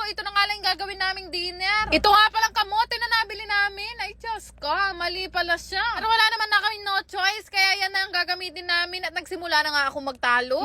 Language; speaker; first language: Filipino; non-native, local second language; Pampanga